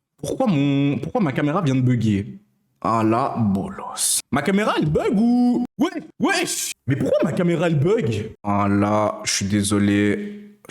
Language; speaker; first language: French; native; French